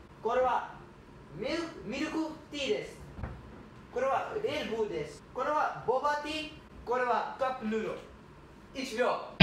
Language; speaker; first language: Japanese; non-native, learner; English